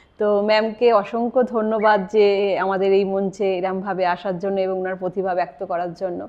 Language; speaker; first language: Bangla; native; Bangla